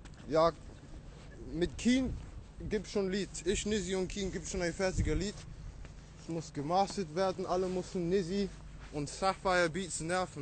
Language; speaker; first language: German; non-native, learner; English